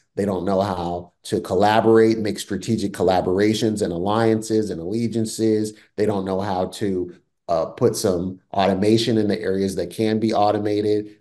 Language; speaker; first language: English; native; English